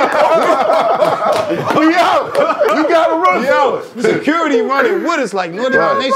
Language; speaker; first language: English; native; English